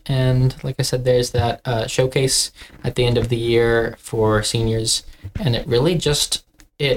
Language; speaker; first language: English; native; English